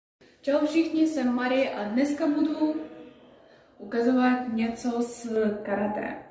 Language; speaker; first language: Czech; non-native, learner; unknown